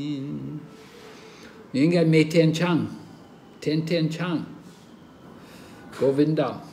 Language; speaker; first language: Chinese; non-native, learner; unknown